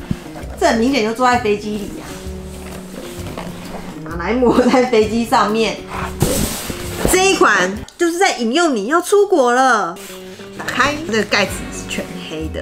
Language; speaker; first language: Chinese; native; Chinese